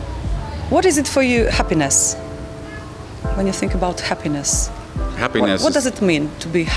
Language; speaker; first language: English; non-native, fluent; Polish